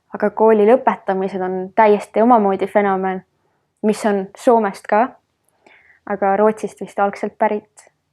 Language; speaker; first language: Estonian; early bilingual, heritage; Estonian